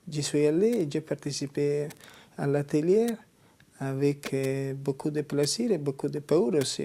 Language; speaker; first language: French; non-native, learner; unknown